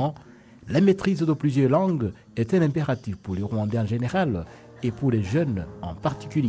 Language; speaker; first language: French; non-native, local second language; Kinyarwanda